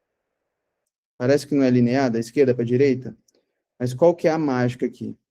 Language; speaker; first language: Portuguese; native; Portuguese